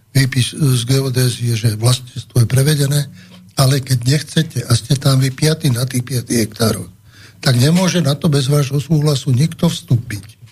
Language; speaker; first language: Slovak; native; Slovak